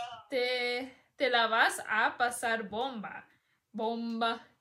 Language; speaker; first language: Spanish; early bilingual, other home language; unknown